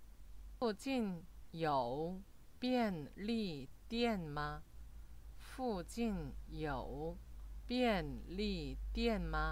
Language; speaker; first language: Chinese; non-native, fluent; Korean